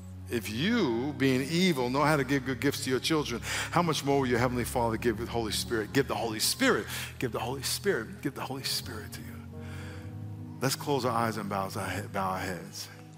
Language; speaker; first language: English; native; English